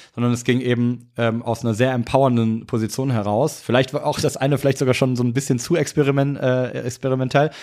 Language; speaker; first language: German; native; German